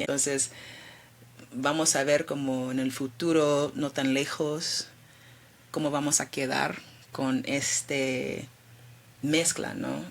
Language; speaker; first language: Spanish; early bilingual, heritage; Spanish